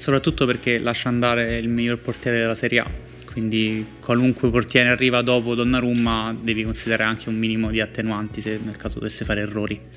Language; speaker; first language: Italian; native; Italian